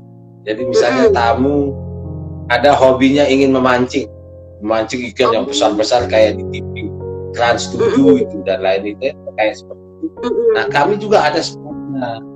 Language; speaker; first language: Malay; non-native, local second language; Sasak